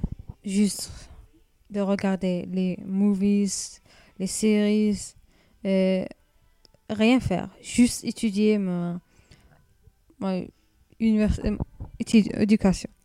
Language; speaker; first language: French; non-native, learner; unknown